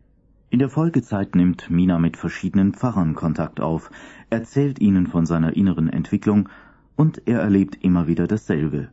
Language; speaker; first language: German; native; German